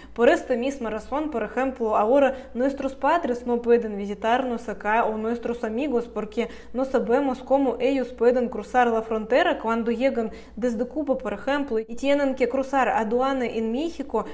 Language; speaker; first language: Spanish; non-native, fluent; Russian